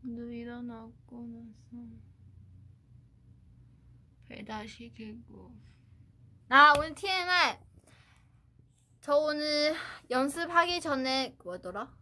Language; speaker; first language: Korean; non-native, fluent; Chinese